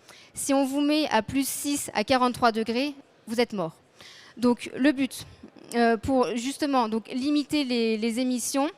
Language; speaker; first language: French; native; French